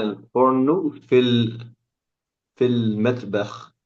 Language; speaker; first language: Arabic; non-native, learner; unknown